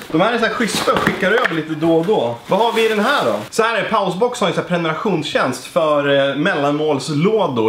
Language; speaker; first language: Swedish; native; Swedish